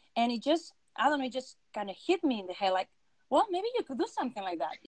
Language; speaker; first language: English; non-native, fluent; Spanish